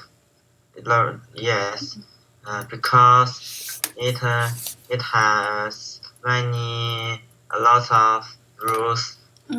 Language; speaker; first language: English; non-native, learner; Chinese